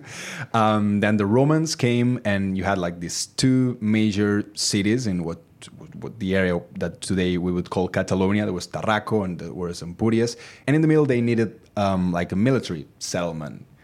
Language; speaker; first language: English; non-native, fluent; Catalan